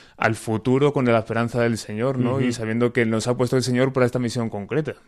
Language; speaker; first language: Spanish; native; Spanish